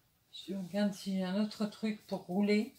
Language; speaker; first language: French; native; French